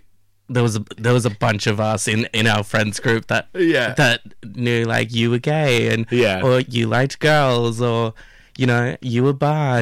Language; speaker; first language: English; native; English